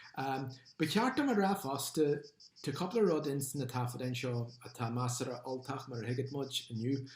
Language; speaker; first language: Irish; non-native, local second language; English